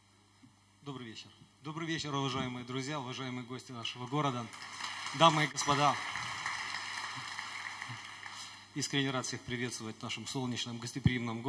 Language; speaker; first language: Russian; native; Russian